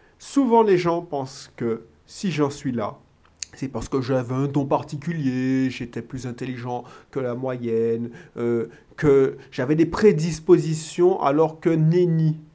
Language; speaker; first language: French; native; French